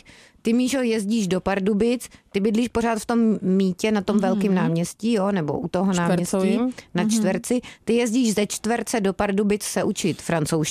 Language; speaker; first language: Czech; native; Czech